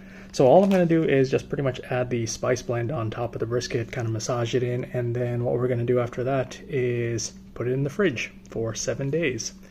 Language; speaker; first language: English; native; English